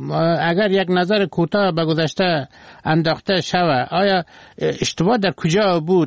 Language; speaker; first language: Persian; native; Persian